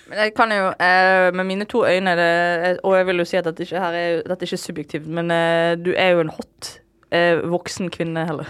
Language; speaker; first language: Norwegian; native; Norwegian